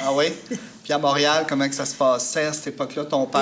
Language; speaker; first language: French; native; French